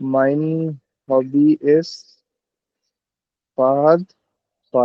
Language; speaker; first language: German; non-native, learner; Urdu